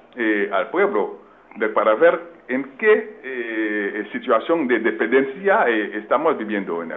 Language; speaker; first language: Spanish; non-native, fluent; French